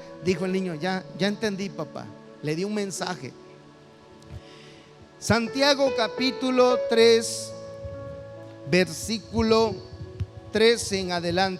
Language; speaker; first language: Spanish; native; Spanish